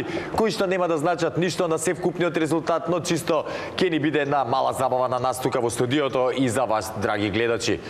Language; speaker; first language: Macedonian; native; Macedonian